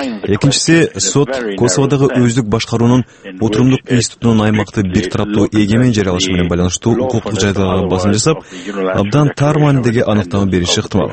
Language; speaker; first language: Kyrgyz; native; Kyrgyz